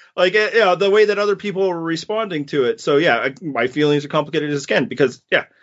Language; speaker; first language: English; native; English